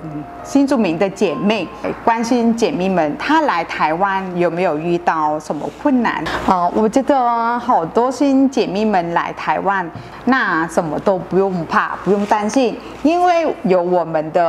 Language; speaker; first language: Chinese; non-native, fluent; Vietnamese